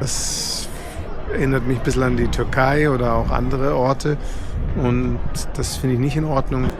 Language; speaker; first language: German; native; German